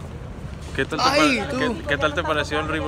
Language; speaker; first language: Spanish; native; Spanish